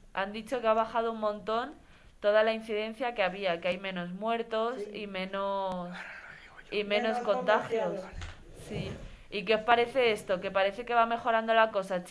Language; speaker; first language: Spanish; native; Spanish